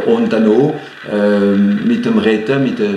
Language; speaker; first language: German; non-native, fluent; French